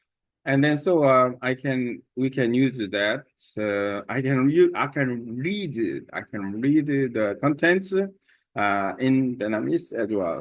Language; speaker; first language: English; non-native, learner; Korean